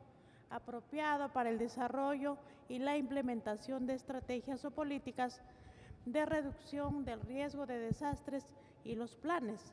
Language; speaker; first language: Spanish; native; Spanish